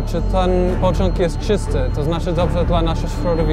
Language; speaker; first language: Polish; non-native, learner; English